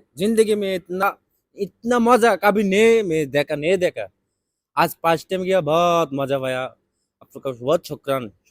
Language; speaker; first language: Hindi; non-native, learner; Bangla